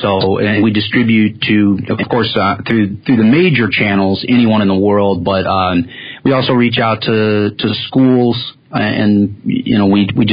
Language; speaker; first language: English; native; English